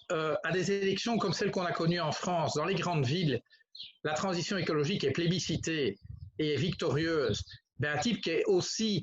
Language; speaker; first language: French; native; French